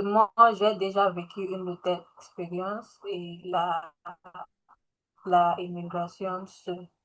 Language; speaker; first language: French; non-native, learner; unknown